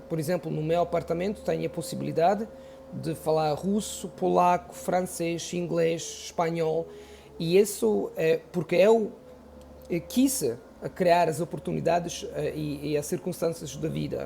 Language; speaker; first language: Portuguese; non-native, fluent; Italian